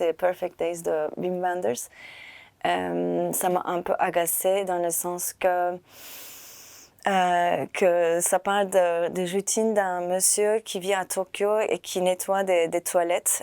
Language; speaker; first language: French; non-native, fluent; Turkish